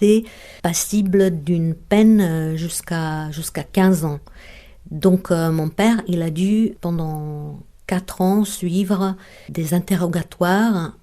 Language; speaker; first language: French; non-native, fluent; Czech